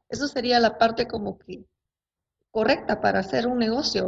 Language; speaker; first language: Spanish; native; Spanish